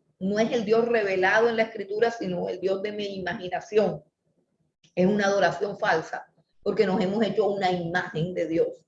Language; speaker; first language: Spanish; native; Spanish